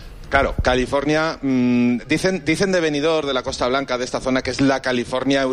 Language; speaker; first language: Spanish; native; Spanish